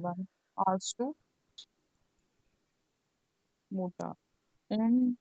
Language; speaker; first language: German; non-native, learner; Urdu